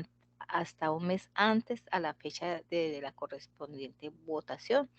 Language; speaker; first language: Spanish; native; Spanish